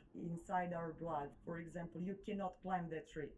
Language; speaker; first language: English; non-native, fluent; Serbian